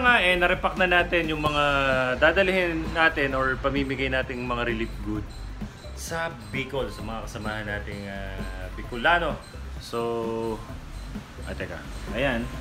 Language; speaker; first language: Filipino; native; Filipino